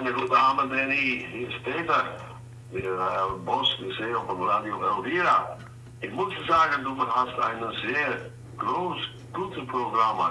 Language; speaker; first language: German; non-native, learner; Dutch